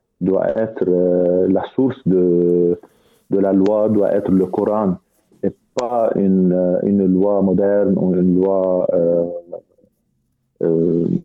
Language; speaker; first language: French; non-native, fluent; Arabic